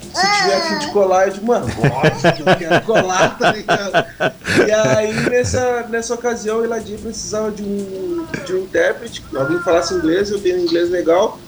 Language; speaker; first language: Portuguese; native; Portuguese